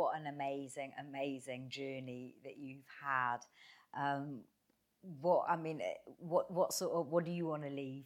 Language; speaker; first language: English; native; English